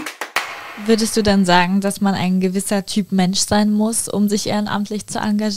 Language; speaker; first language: German; native; German